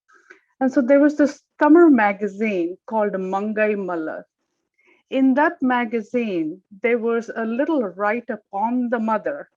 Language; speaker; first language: English; non-native, local second language; Tamil